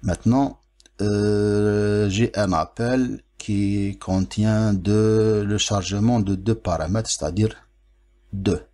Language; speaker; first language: French; non-native, local second language; Arabic